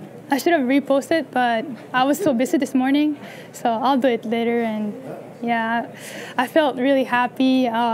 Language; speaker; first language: English; non-native, local second language; Japanese